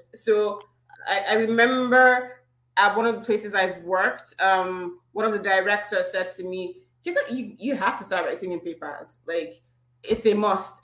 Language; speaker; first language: English; non-native, local second language; Igbo